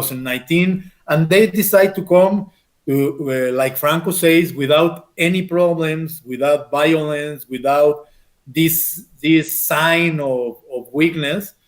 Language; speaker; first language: English; non-native, fluent; Spanish